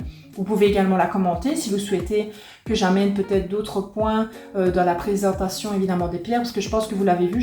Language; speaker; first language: French; native; French